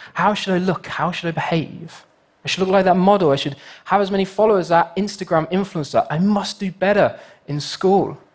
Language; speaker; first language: English; native; English